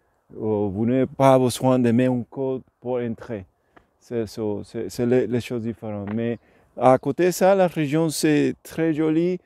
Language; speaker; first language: French; non-native, learner; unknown